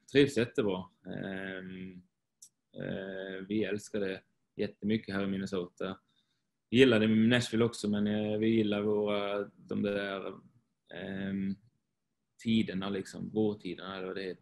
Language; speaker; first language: Swedish; non-native, fluent; Swiss German